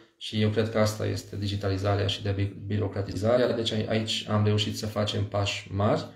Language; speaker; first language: Romanian; non-native, local second language; Hungarian